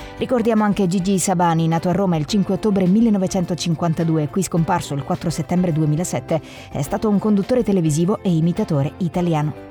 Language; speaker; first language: Italian; native; Italian